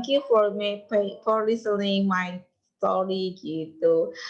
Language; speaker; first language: English; non-native, learner; Indonesian